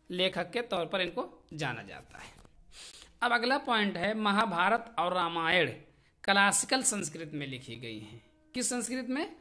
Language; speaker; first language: Hindi; native; Hindi